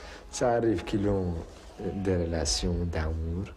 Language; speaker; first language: French; non-native, local second language; Arabic